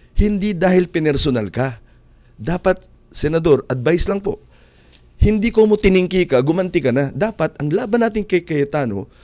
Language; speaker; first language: Filipino; native; Filipino